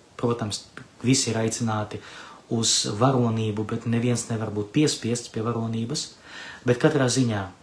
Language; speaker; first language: Latvian; non-native, local second language; Russian